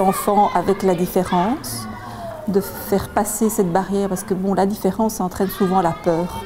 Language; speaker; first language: French; native; French